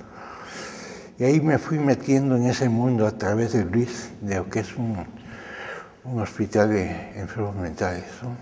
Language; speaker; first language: Spanish; early bilingual, other home language; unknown